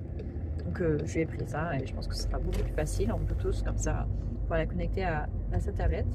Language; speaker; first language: French; native; French